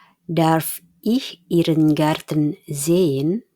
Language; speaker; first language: German; non-native, fluent; Indonesian